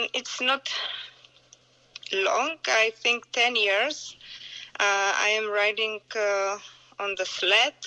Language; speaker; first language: English; non-native, learner; Czech